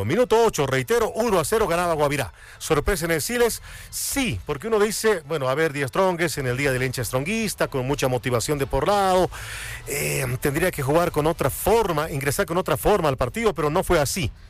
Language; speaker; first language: Spanish; native; Spanish